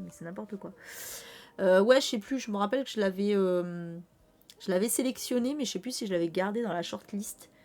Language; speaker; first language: French; native; French